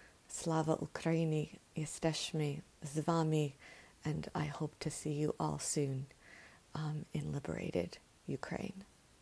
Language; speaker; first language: English; native; English